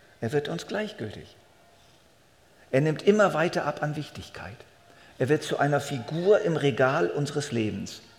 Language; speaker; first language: German; native; German